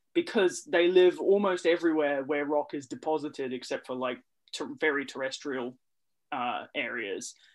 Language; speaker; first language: English; native; English